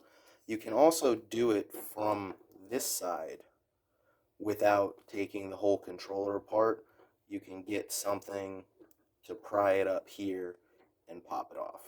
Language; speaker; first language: English; native; English